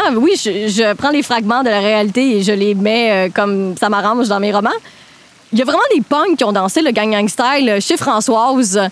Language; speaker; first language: French; native; French